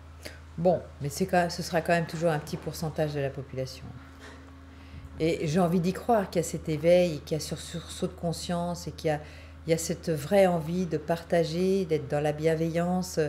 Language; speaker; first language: French; native; French